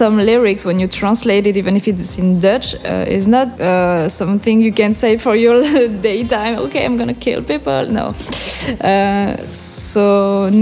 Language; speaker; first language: English; non-native, learner; French